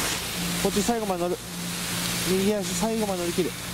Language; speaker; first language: Japanese; native; Japanese